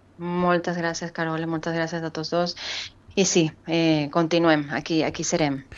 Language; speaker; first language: Catalan; non-native, fluent; Spanish